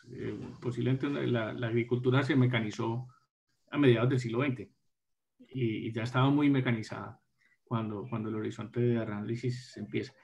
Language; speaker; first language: Spanish; native; Spanish